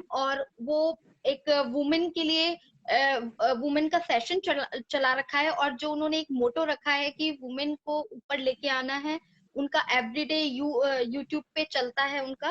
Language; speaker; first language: Hindi; native; Hindi